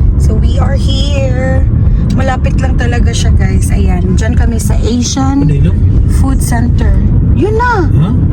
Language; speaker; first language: Filipino; native; Filipino